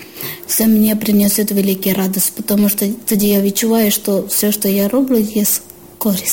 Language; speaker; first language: Ukrainian; non-native, learner; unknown